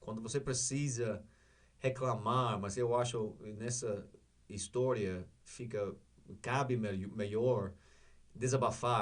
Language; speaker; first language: Portuguese; non-native, learner; English